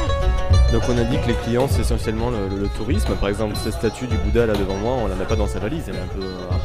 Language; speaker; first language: French; native; French